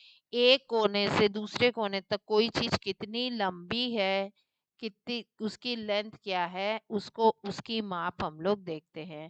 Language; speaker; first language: Hindi; native; Hindi